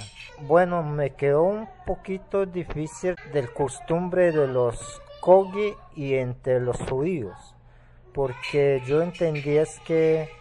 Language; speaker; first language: Spanish; non-native, local second language; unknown